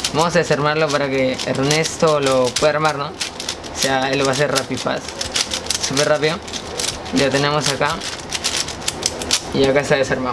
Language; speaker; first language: Spanish; native; Spanish